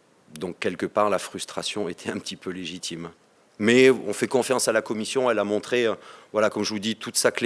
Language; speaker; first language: French; native; French